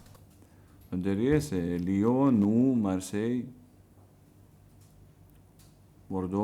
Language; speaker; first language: French; non-native, fluent; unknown